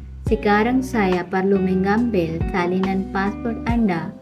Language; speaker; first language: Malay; non-native, fluent; Urdu